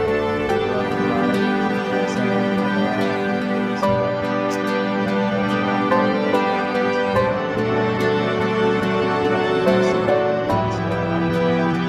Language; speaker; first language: Hindi; non-native, local second language; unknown